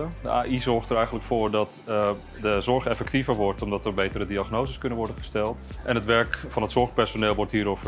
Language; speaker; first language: Dutch; native; Dutch